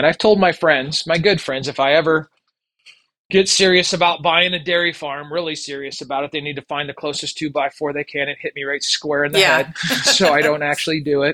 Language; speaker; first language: English; native; English